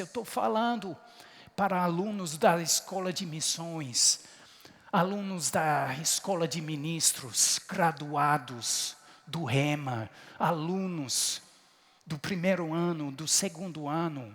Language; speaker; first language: Portuguese; non-native, fluent; English